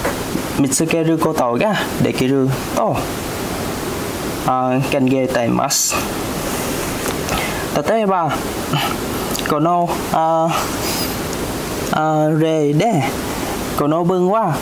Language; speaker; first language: Japanese; non-native, learner; Vietnamese